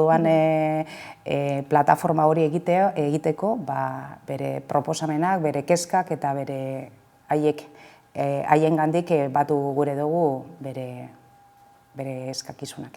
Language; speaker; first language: Basque; native; Basque